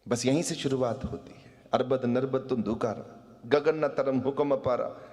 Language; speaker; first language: Hindi; non-native, local second language; Punjabi